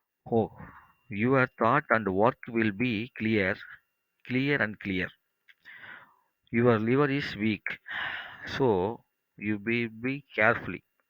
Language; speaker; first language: English; non-native, local second language; Tamil